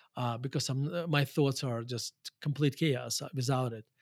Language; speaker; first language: English; non-native, fluent; Russian